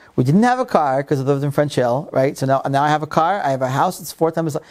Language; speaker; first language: English; non-native, fluent; Hebrew